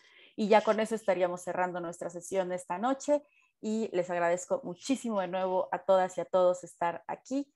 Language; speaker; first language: Spanish; native; Spanish